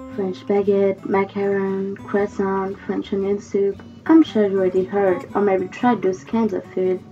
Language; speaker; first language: English; non-native, fluent; French